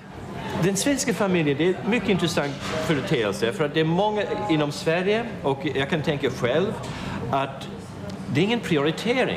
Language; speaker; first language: Swedish; non-native, fluent; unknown